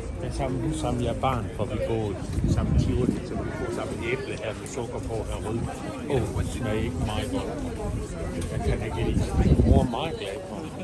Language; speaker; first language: Danish; non-native, learner; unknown